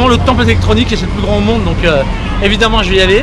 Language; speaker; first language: French; native; French